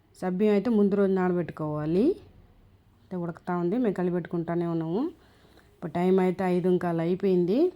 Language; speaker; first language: Telugu; non-native, local second language; Tamil